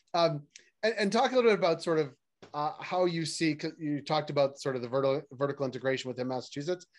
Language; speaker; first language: English; native; English